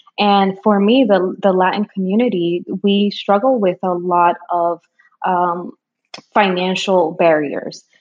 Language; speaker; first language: English; early bilingual, other home language; Spanish